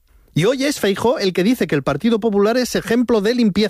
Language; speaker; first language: Spanish; native; Spanish